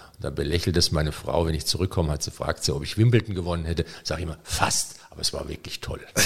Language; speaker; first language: German; native; German